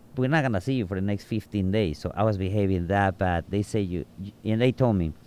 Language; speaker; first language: English; non-native, fluent; Spanish